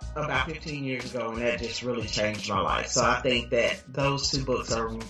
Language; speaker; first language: English; native; English